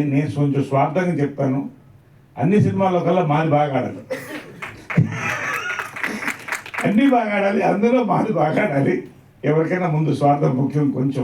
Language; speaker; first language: Telugu; native; Telugu